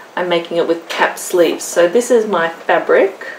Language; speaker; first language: English; native; English